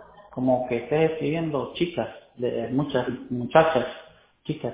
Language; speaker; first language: Spanish; native; Spanish